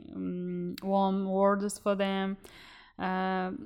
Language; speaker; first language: English; non-native, fluent; Uzbek